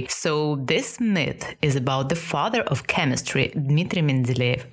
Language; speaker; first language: English; non-native, fluent; Russian